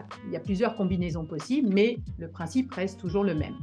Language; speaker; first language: French; native; French